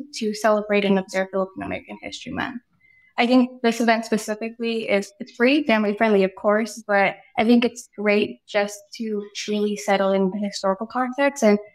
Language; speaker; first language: English; native; English